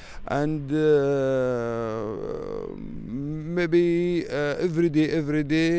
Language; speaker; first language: English; non-native, learner; Arabic